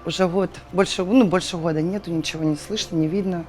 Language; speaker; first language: Russian; native; Russian